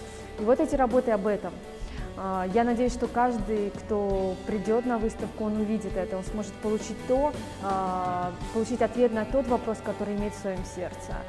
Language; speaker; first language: Russian; native; Russian